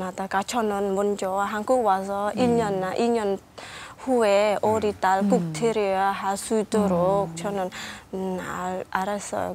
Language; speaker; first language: Korean; non-native, learner; Khmer